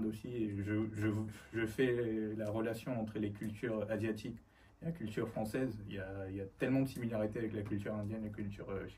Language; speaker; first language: French; early bilingual, other home language; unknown